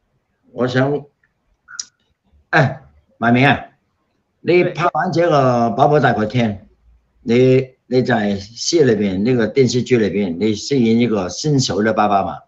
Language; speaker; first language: Chinese; non-native, local second language; Cantonese